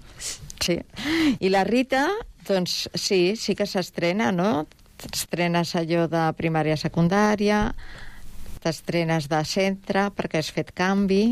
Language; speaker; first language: Catalan; native; Catalan